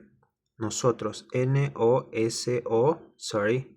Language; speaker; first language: Spanish; non-native, learner; English